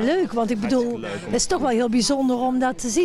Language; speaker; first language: Dutch; native; Dutch